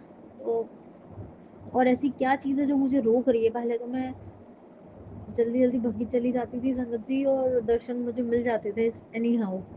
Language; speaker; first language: Hindi; native; Hindi